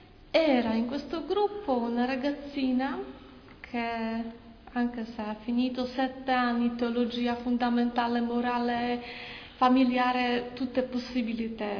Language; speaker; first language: Italian; non-native, learner; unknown